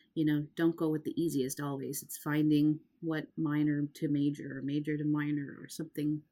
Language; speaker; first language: English; native; English